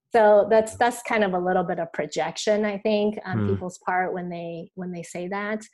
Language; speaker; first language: English; early bilingual, other home language; Chinese